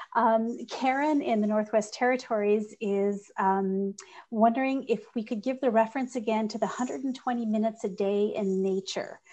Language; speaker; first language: English; native; English